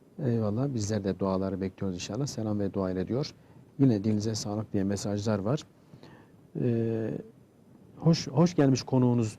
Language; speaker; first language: Turkish; native; Turkish